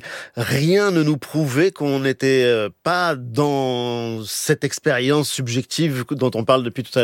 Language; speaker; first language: French; native; French